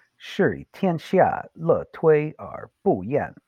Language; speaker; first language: Chinese; non-native, learner; English